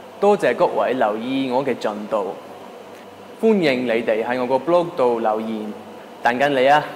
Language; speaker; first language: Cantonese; non-native, learner; English